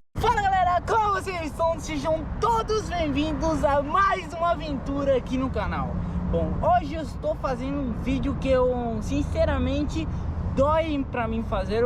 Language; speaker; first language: Portuguese; non-native, fluent; Spanish